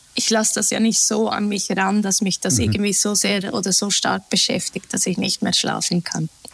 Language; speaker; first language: German; early bilingual, other home language; Turkish